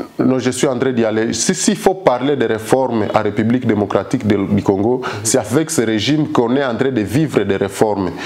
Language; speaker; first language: French; non-native, local second language; Swahili